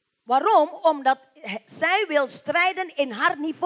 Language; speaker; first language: Dutch; non-native, learner; Indonesian